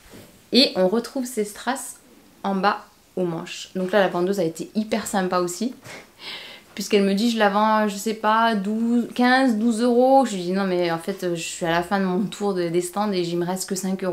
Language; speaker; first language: French; native; French